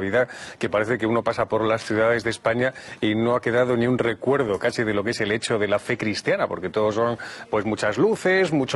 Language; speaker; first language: Spanish; native; Spanish